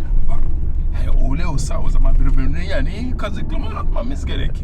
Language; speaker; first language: Turkish; non-native, fluent; Yoruba